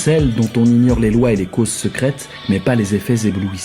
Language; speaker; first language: French; native; French